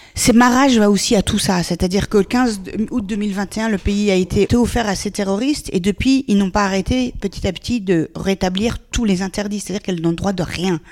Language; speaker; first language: French; early bilingual, other home language; Persian